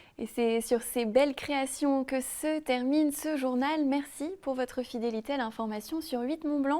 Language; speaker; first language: French; native; French